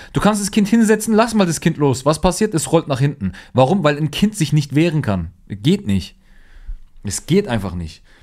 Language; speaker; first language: German; early bilingual, other home language; Turkish